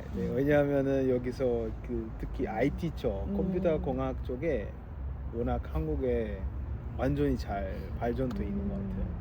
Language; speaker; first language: Korean; non-native, fluent; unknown